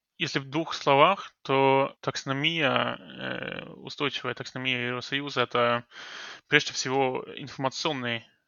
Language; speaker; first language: Russian; non-native, fluent; Norwegian